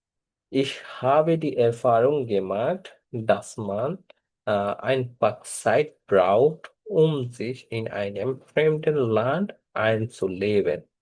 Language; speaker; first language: German; non-native, fluent; Bangla